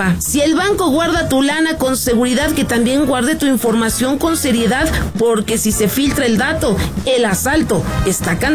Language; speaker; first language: Spanish; native; Spanish